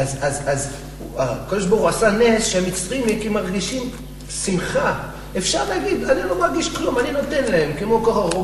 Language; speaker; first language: Hebrew; non-native, fluent; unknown